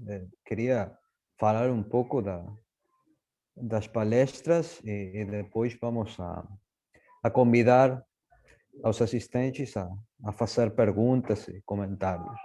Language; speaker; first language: Portuguese; non-native, fluent; Spanish